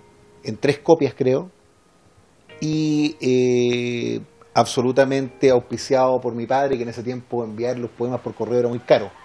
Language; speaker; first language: Spanish; native; Spanish